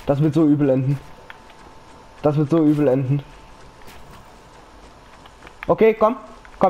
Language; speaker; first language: German; native; German